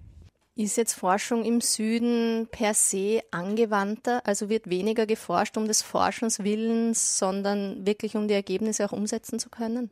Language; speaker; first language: German; native; German